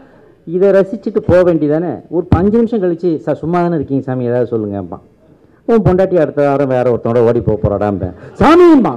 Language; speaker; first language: Tamil; native; Tamil